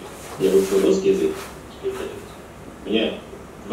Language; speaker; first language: Russian; non-native, learner; Indonesian